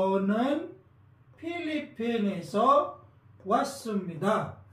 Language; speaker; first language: Korean; non-native, learner; Filipino